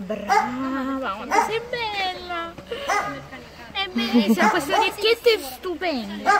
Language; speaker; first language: Italian; native; Italian